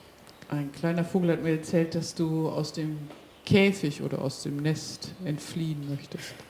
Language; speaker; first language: German; native; German